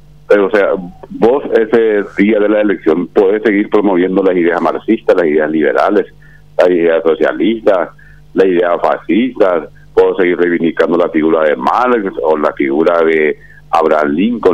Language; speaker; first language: Spanish; native; Spanish